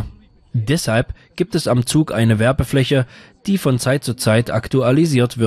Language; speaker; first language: German; native; German